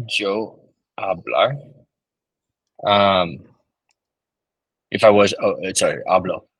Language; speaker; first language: Spanish; non-native, learner; English